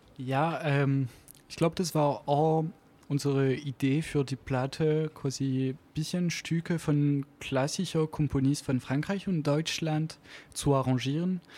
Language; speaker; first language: German; non-native, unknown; French